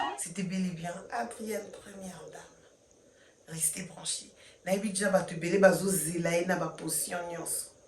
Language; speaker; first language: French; non-native, local second language; Lingala